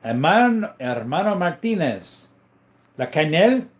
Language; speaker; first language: Spanish; non-native, learner; English